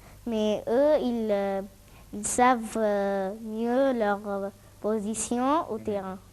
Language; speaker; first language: French; non-native, fluent; Arabic